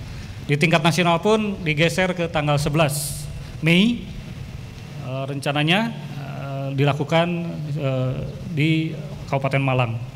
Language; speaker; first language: Indonesian; native; Indonesian